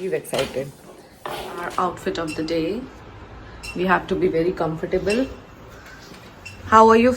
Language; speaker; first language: English; non-native, local second language; Hindi